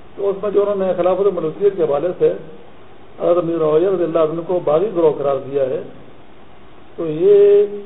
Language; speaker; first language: Urdu; non-native, local second language; Pashto